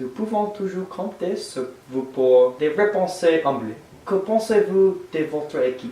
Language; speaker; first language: French; non-native, learner; English